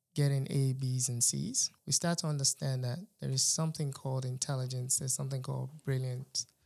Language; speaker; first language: English; non-native, local second language; Yoruba